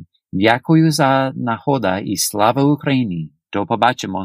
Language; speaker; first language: Ukrainian; non-native, learner; English